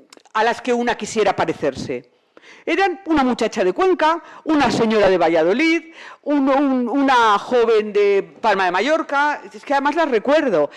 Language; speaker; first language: Spanish; native; Spanish